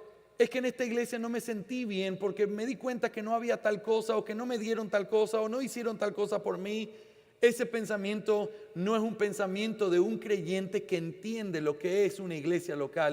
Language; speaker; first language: Spanish; native; Spanish